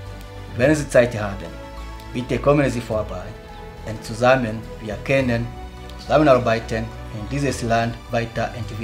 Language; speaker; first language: German; non-native, fluent; Kinyarwanda